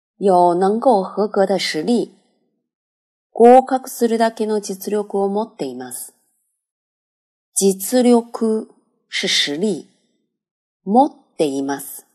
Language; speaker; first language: Japanese; non-native, fluent; Chinese